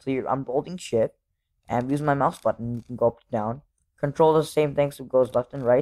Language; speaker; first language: English; native; English